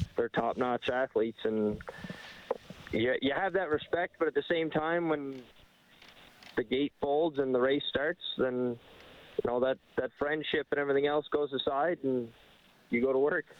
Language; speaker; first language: English; native; English